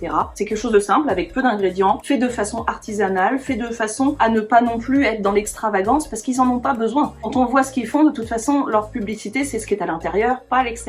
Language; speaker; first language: French; native; French